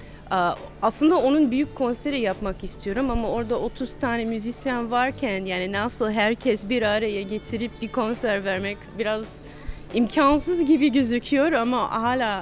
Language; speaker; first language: Turkish; non-native, fluent; English